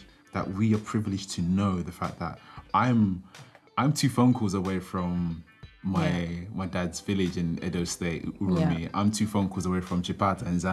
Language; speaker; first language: English; native; English